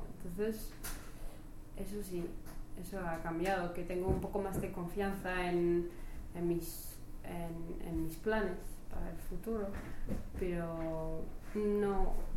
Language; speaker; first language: Spanish; non-native, learner; French